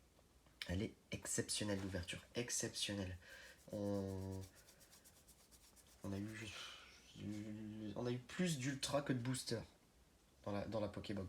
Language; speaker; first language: French; native; French